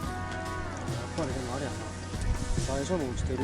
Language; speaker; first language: Japanese; native; Japanese